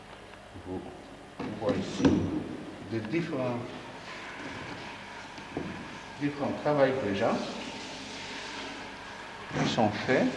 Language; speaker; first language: French; non-native, fluent; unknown